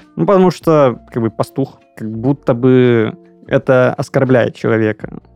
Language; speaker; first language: Russian; native; Russian